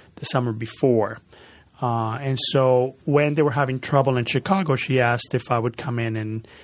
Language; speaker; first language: English; early bilingual, other home language; Spanish